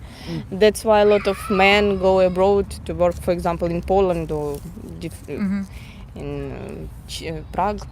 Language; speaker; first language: English; non-native, fluent; Russian